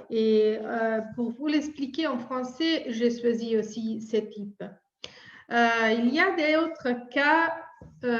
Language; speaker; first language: French; non-native, fluent; Italian